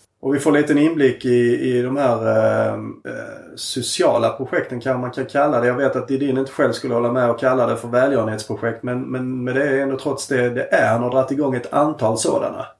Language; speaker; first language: Swedish; native; Swedish